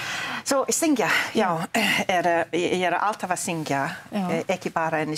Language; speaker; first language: Icelandic; non-native, learner; English